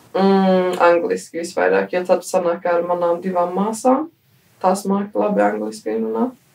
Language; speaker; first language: Latvian; early bilingual, heritage; Latvian